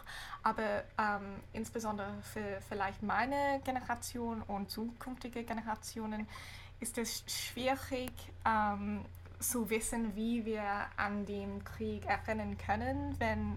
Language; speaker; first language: German; non-native, fluent; English